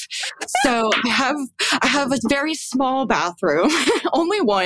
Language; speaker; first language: English; native; English